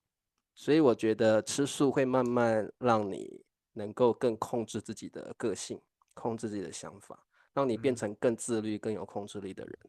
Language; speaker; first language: Chinese; native; Chinese